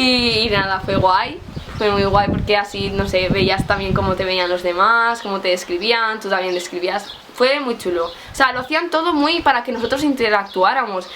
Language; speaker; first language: Spanish; native; Spanish